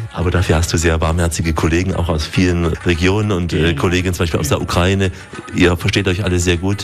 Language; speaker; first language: German; native; German